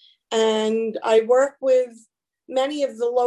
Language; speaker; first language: English; native; English